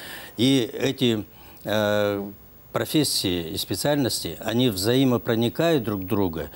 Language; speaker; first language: Russian; native; Russian